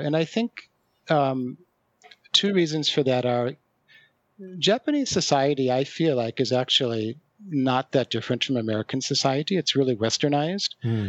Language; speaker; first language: English; native; English